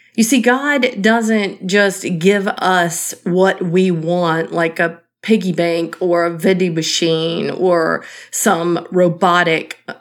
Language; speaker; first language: English; native; English